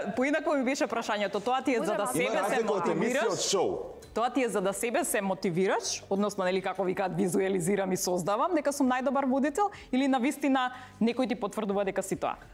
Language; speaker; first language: Macedonian; native; Macedonian